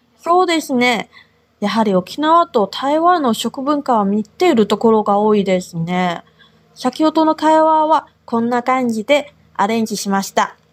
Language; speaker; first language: Japanese; non-native, fluent; Chinese